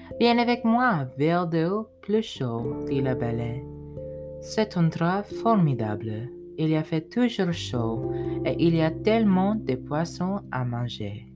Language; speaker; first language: French; non-native, learner; English